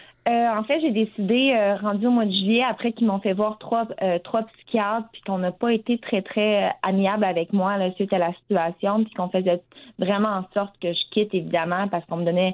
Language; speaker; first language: French; native; French